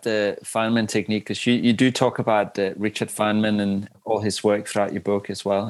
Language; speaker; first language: English; non-native, fluent; Danish